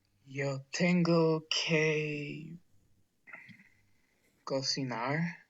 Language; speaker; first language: Spanish; non-native, learner; English